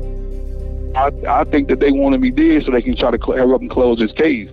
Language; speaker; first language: English; native; English